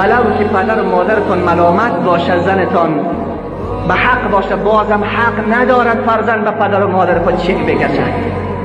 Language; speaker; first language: Persian; native; Persian